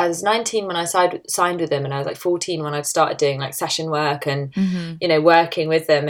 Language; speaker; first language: English; native; English